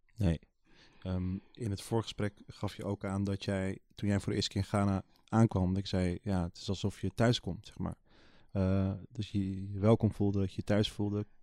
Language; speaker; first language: Dutch; early bilingual, other home language; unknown